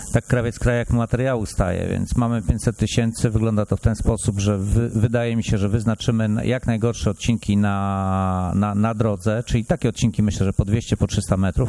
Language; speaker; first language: Polish; native; Polish